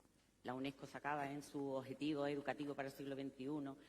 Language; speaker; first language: Spanish; native; Spanish